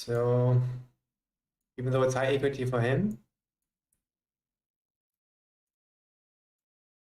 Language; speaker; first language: English; non-native, fluent; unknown